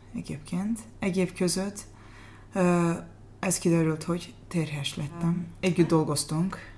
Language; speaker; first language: Hungarian; non-native, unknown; Azerbaijani